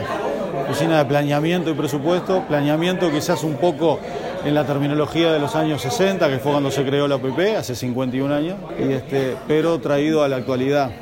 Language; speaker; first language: Spanish; native; Spanish